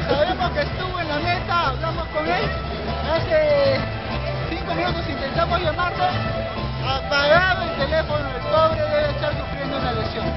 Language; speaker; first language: Spanish; native; Spanish